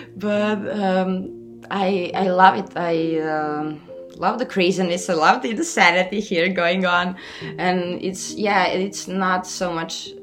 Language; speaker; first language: English; non-native, fluent; Serbian